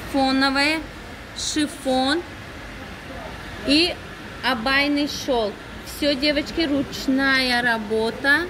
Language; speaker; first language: Russian; non-native, local second language; Tajik